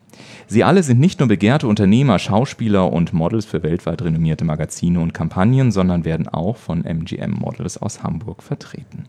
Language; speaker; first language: German; native; German